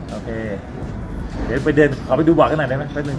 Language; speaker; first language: Thai; native; Thai